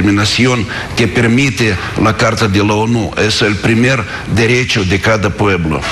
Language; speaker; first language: Spanish; non-native, fluent; Russian